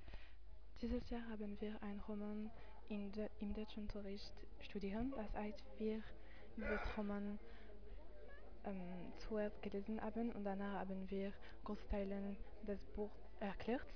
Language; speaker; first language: German; non-native, learner; French